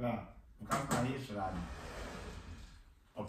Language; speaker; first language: German; non-native, fluent; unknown